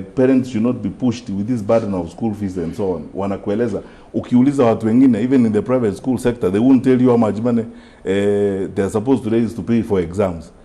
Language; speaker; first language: English; non-native, local second language; Gusii